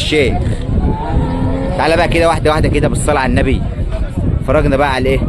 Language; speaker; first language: Arabic; native; Arabic